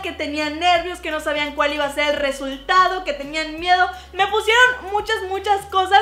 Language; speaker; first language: Spanish; native; Spanish